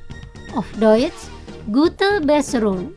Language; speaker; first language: German; non-native, fluent; Indonesian